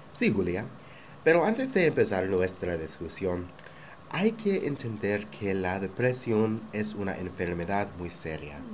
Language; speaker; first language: Spanish; non-native, learner; English